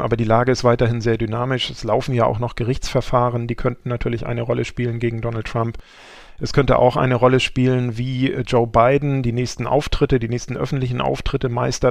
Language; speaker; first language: German; native; German